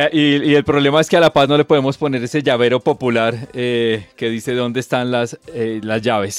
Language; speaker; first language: Spanish; native; Spanish